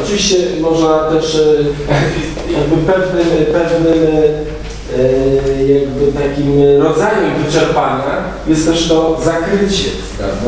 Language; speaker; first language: Polish; native; Polish